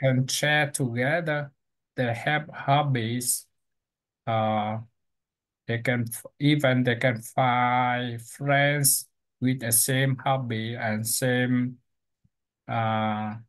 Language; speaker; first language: English; non-native, learner; Vietnamese